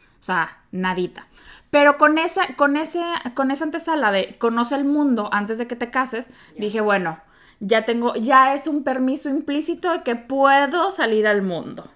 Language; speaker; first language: Spanish; native; Spanish